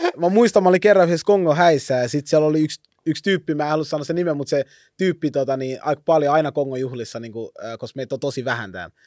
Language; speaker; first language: Finnish; early bilingual, other home language; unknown